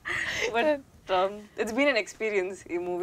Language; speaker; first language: Telugu; non-native, local second language; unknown